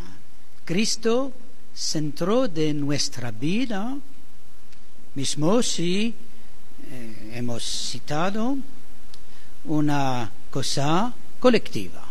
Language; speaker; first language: Spanish; non-native, fluent; French